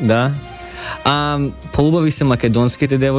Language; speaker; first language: Macedonian; early bilingual, heritage; Macedonian